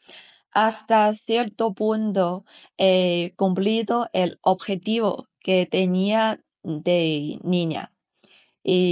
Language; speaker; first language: Spanish; non-native, fluent; Chinese